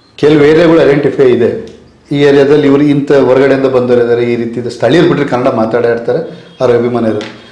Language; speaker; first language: Kannada; native; Kannada